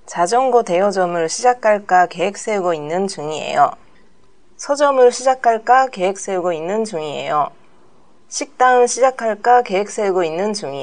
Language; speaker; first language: Korean; non-native, learner; Japanese